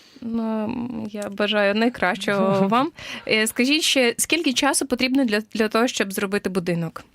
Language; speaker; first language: Ukrainian; native; Ukrainian